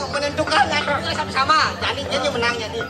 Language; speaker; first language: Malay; non-native, local second language; Balinese